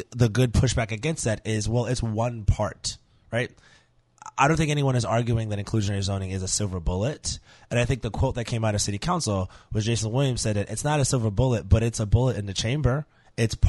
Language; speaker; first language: English; native; English